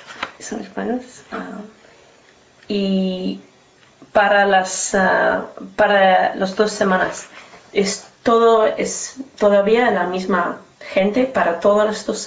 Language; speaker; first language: Spanish; non-native, learner; English